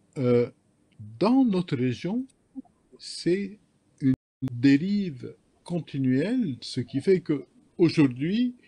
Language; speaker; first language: French; non-native, local second language; Arabic